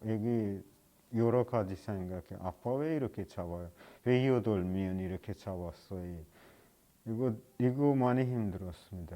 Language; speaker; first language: Korean; non-native, learner; Persian